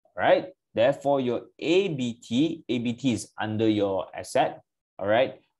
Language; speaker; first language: English; non-native, local second language; Malay